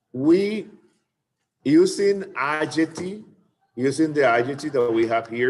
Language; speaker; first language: English; non-native, fluent; Spanish